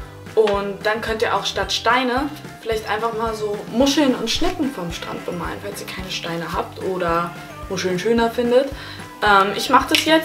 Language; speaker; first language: German; native; German